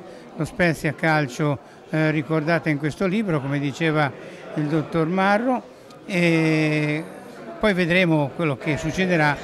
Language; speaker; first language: Italian; native; Italian